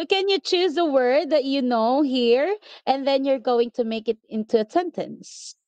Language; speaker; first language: English; non-native, local second language; Filipino